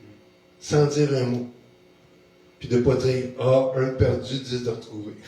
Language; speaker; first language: French; native; French